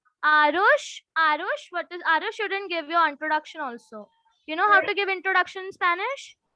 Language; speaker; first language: English; non-native, local second language; Hindi